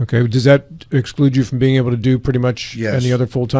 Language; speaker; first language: English; native; English